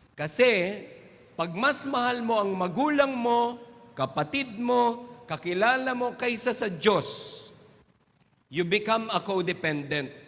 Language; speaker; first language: Filipino; non-native, local second language; Waray